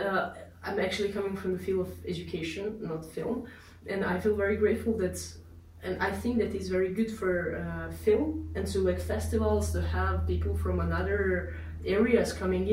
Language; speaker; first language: English; non-native, fluent; Serbian